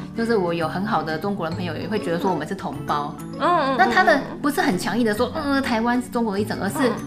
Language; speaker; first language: Chinese; native; Chinese